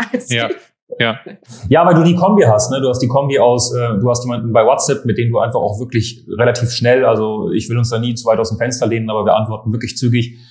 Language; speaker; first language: German; native; German